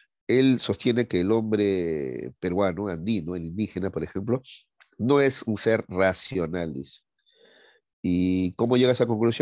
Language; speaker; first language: Spanish; native; Spanish